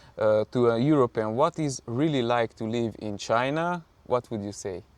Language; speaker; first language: English; non-native, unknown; Hungarian